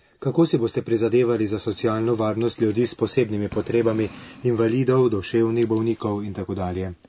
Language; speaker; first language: Slovenian; native; Slovenian